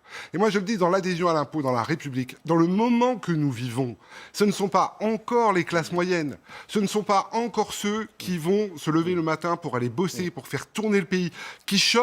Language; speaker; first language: French; native; French